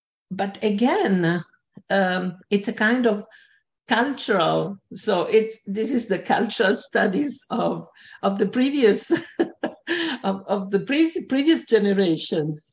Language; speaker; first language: English; non-native, fluent; Italian